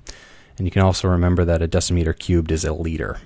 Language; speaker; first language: English; native; English